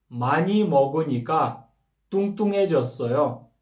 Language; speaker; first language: Korean; non-native, fluent; Kyrgyz